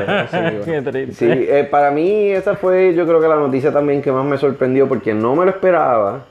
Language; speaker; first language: Spanish; native; Spanish